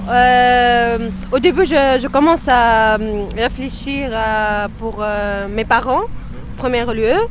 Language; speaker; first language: French; non-native, local second language; Arabic